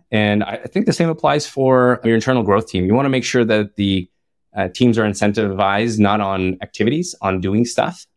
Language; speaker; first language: English; native; English